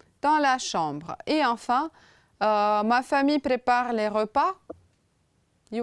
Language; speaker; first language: French; non-native, fluent; Romanian